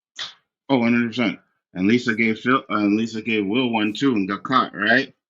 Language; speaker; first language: English; native; English